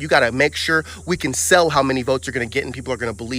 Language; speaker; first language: English; native; English